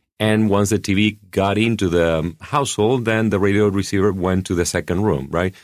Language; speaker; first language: English; non-native, fluent; Spanish